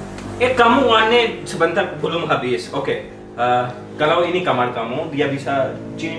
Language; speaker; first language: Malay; non-native, learner; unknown